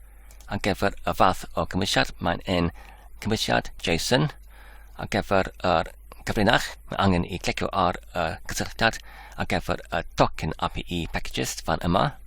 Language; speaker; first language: Welsh; non-native, learner; English